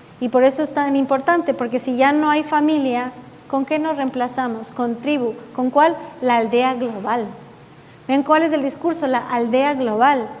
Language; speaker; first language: Spanish; early bilingual, heritage; Spanish